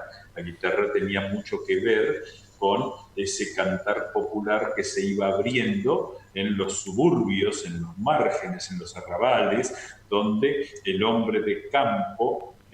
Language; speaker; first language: Spanish; native; Spanish